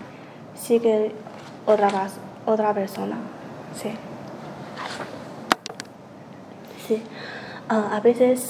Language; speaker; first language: Spanish; non-native, learner; Chinese